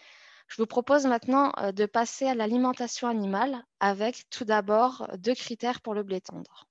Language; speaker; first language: French; native; French